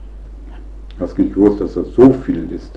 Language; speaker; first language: German; native; German